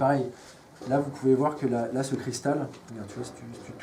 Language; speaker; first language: French; native; French